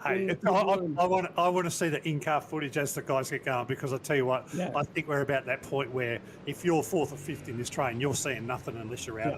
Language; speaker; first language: English; native; English